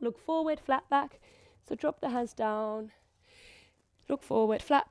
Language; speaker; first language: English; non-native, fluent; Finnish